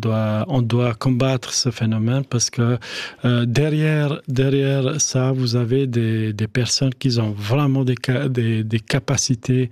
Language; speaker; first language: French; non-native, fluent; Albanian